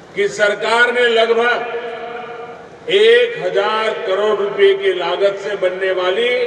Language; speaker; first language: Hindi; non-native, local second language; Gujarati